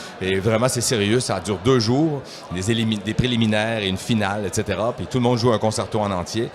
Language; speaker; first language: French; native; French